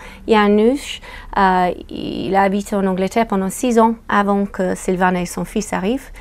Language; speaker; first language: French; non-native, fluent; English